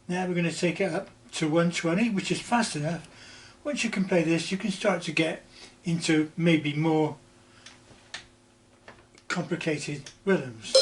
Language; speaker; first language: English; native; English